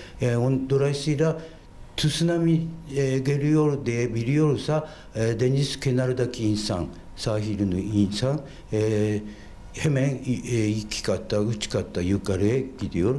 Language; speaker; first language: Turkish; non-native, fluent; Japanese